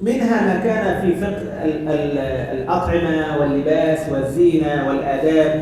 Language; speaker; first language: Arabic; native; Arabic